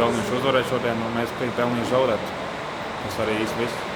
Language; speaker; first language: Latvian; native; Latvian